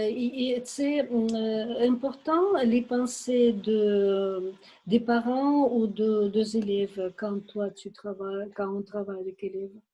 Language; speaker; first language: French; non-native, fluent; Ukrainian